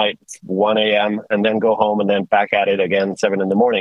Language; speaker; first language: English; non-native, fluent; Spanish